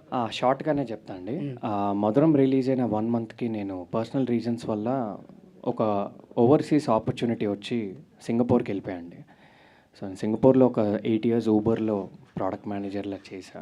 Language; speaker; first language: Telugu; native; Telugu